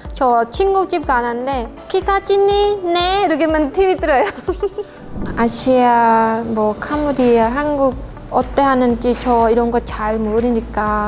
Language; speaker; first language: Korean; non-native, learner; Khmer